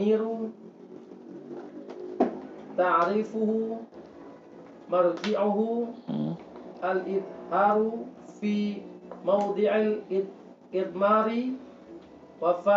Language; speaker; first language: Arabic; non-native, learner; Indonesian